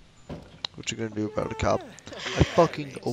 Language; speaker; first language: English; native; English